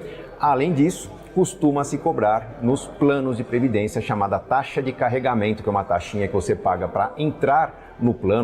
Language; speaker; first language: Portuguese; native; Portuguese